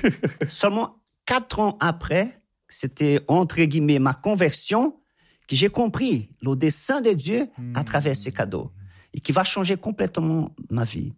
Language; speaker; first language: French; non-native, fluent; Portuguese